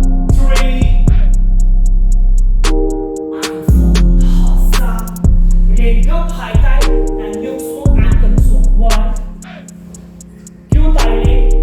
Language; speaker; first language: Vietnamese; non-native, learner; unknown